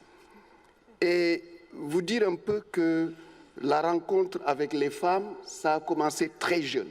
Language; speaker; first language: French; non-native, local second language; Wolof